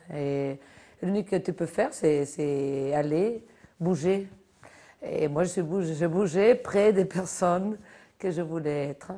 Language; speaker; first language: French; non-native, fluent; Spanish